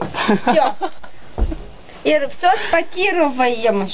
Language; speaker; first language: Russian; non-native, learner; Lithuanian